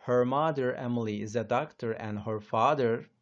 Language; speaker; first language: English; non-native, fluent; Turkish